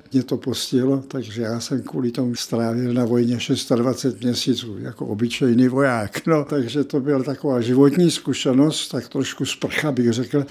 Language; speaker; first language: Czech; native; Czech